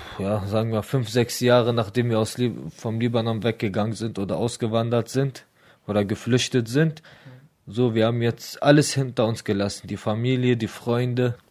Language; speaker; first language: German; early bilingual, other home language; Arabic